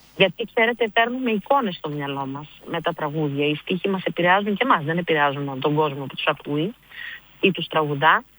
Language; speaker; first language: Greek; early bilingual, heritage; Greek